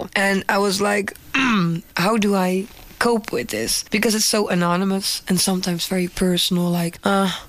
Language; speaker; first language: English; non-native, fluent; Dutch